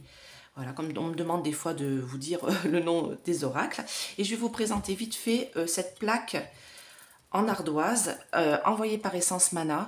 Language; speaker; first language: French; native; French